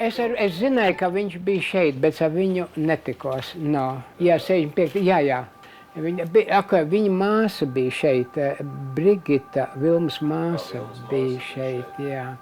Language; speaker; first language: Latvian; early bilingual, heritage; Latvian